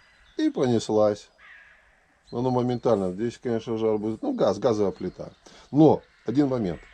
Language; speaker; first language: Russian; native; Russian